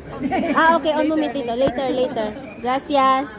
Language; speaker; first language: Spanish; non-native, learner; Filipino